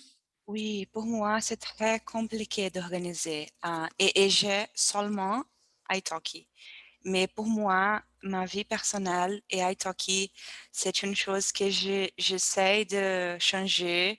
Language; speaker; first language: French; non-native, learner; Portuguese